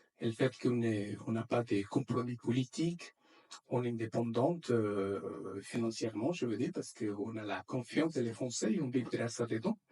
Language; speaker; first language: French; non-native, fluent; Spanish